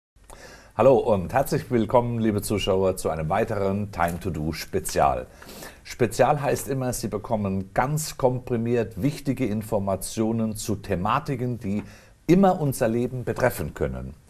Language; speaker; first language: German; native; German